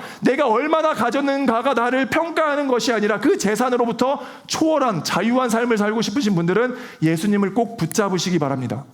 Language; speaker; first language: Korean; native; Korean